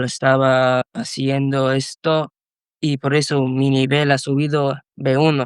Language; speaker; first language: Spanish; non-native, learner; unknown